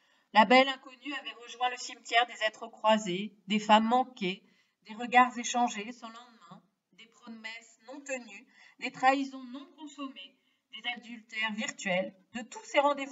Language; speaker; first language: French; native; French